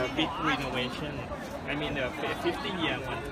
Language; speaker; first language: English; non-native, learner; Thai